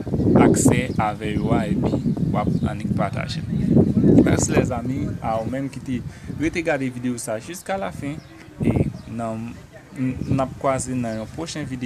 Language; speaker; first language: French; non-native, local second language; Haitian Creole